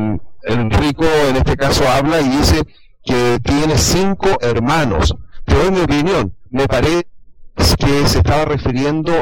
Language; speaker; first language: Spanish; native; Spanish